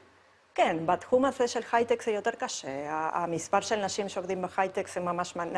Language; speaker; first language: Hebrew; non-native, fluent; Spanish